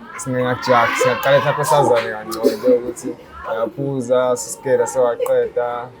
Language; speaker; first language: Zulu; native; Zulu